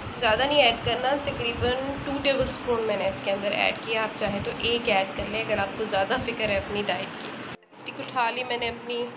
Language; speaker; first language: Urdu; non-native, local second language; Punjabi